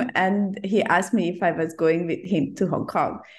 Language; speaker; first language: English; non-native, fluent; Hungarian